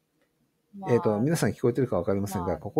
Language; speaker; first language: Japanese; native; Japanese